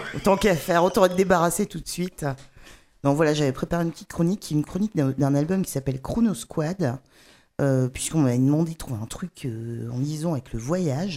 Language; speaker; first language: French; native; French